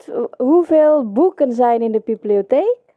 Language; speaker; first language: Dutch; non-native, learner; Indonesian